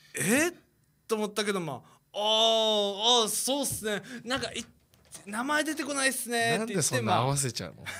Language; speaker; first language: Japanese; native; Japanese